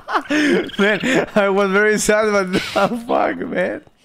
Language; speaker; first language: English; non-native, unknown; Spanish